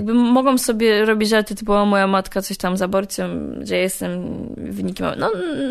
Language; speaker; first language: Polish; native; Polish